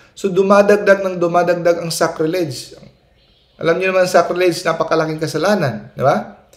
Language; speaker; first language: Filipino; non-native, local second language; Cebuano